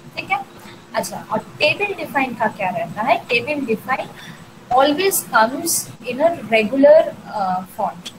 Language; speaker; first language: Hindi; non-native, local second language; Bangla